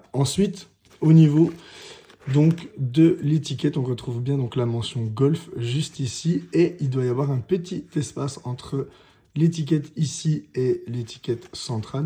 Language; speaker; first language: French; native; French